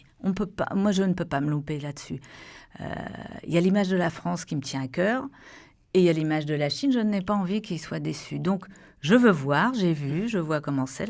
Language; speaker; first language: French; native; French